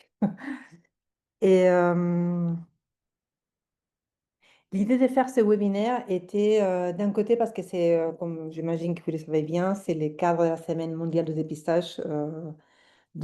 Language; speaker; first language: French; non-native, fluent; Spanish